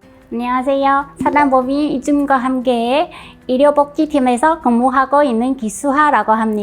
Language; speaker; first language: Korean; non-native, fluent; Chinese